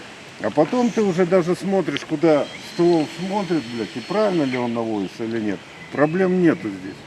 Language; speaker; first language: Russian; native; Russian